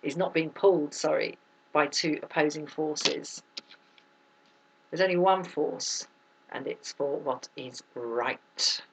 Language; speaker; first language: English; native; English